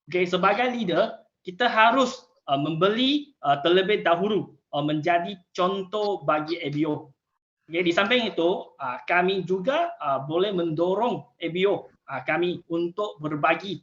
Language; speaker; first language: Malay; non-native, local second language; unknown